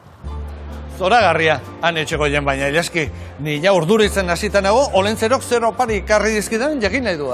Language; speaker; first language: Basque; native; Basque